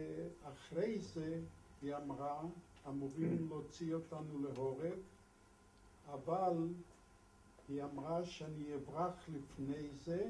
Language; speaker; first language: Hebrew; non-native, fluent; Polish